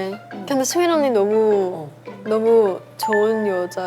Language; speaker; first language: Korean; early bilingual, heritage; English